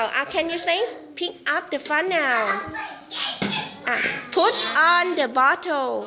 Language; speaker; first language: English; non-native, fluent; Thai